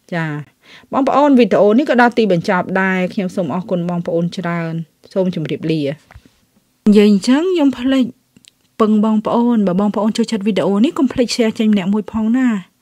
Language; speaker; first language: Khmer; native; Khmer